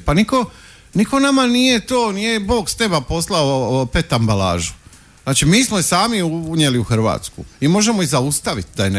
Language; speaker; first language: Croatian; native; Croatian